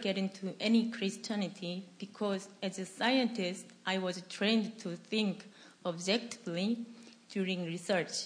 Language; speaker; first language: English; non-native, fluent; Korean